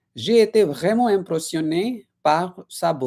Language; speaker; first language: French; non-native, fluent; Hindi